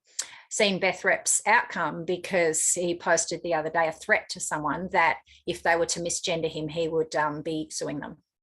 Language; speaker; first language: English; native; English